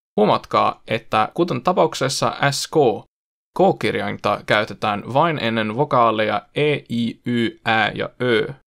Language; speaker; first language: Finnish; non-native, fluent; Swedish